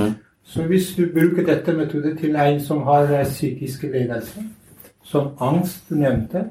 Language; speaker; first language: Norwegian; non-native, learner; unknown